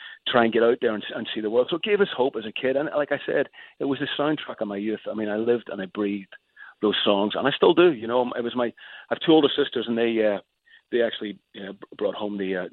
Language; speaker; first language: English; native; English